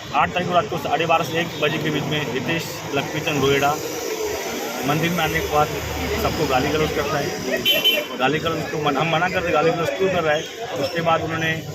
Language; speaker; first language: Hindi; non-native, local second language; Sindhi